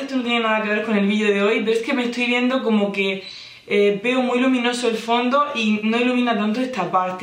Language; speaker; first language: Spanish; native; Spanish